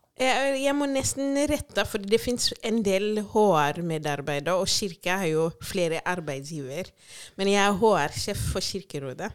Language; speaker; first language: Norwegian; non-native, fluent; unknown